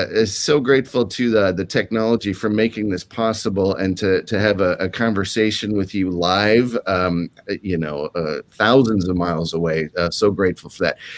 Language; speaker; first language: English; native; English